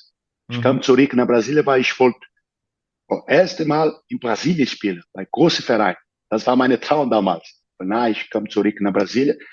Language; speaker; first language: German; non-native, learner; Portuguese